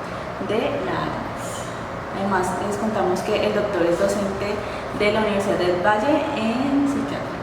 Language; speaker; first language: Spanish; native; Spanish